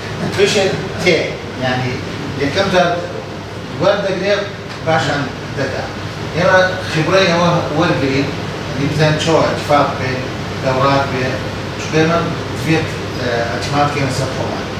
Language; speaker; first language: Arabic; non-native, learner; Kurdish